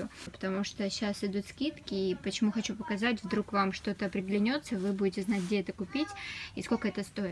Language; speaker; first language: Russian; native; Russian